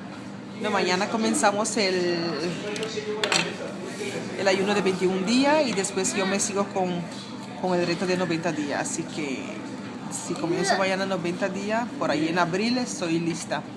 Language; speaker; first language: Spanish; non-native, fluent; Papiamento